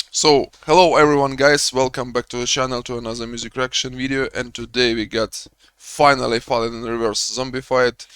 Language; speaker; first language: English; non-native, learner; Russian